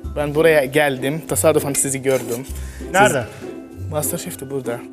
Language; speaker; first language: Turkish; non-native, learner; Arabic